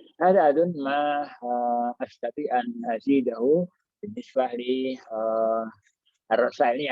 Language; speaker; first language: Arabic; non-native, fluent; Indonesian